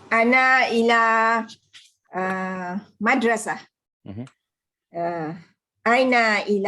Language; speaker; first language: Arabic; non-native, learner; Malay